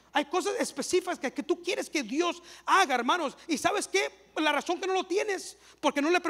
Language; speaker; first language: Spanish; early bilingual, heritage; Spanish